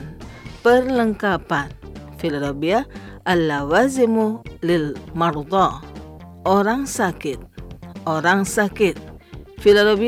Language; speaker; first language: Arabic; non-native, fluent; Indonesian